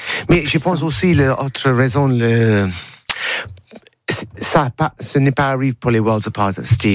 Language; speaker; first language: French; non-native, learner; English